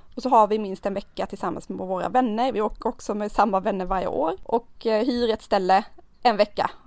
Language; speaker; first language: Swedish; native; Swedish